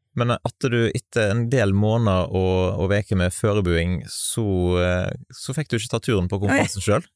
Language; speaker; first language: Norwegian; native; Norwegian